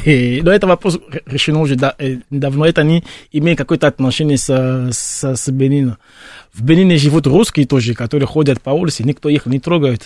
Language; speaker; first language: Russian; non-native, fluent; Fon